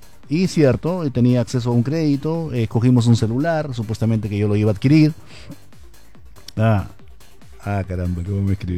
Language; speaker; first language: Spanish; native; Spanish